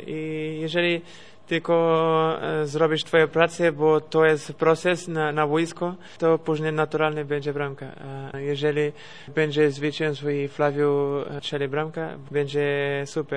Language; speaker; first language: Polish; non-native, learner; Portuguese